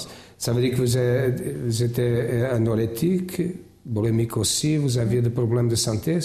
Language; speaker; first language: French; non-native, fluent; Portuguese